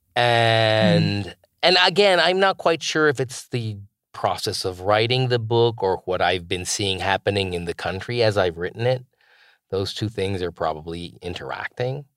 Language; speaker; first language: English; non-native, fluent; Spanish